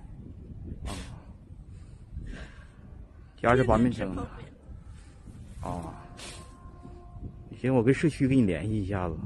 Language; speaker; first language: Chinese; native; Chinese